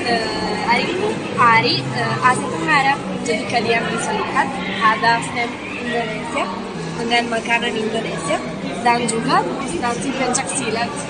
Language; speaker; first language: Indonesian; non-native, fluent; Italian